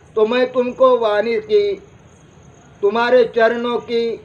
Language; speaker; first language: Hindi; non-native, local second language; Marathi